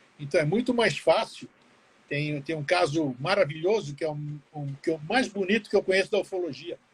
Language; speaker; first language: Portuguese; early bilingual, other home language; Greek